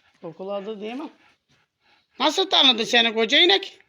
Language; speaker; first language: Turkish; native; Turkish